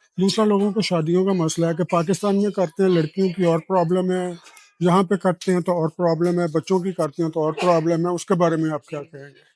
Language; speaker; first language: Urdu; non-native, local second language; Punjabi